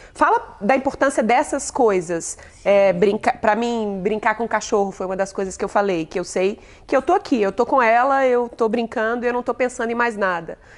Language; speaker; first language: Portuguese; native; Portuguese